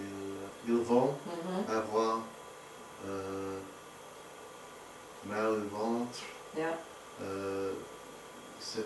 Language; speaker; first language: French; non-native, learner; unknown